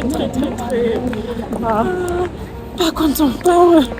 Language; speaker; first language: French; non-native, fluent; German